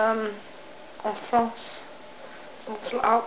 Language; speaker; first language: French; non-native, learner; English